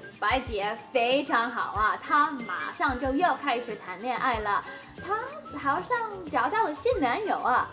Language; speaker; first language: Chinese; non-native, fluent; English